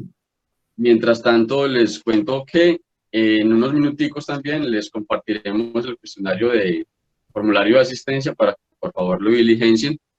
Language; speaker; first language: Spanish; native; Spanish